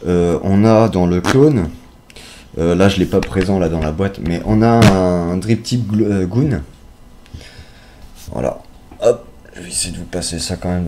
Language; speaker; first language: French; native; French